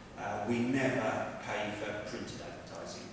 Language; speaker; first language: English; native; English